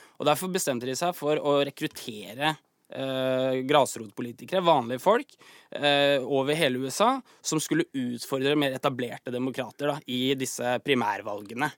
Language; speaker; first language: Norwegian; native; Norwegian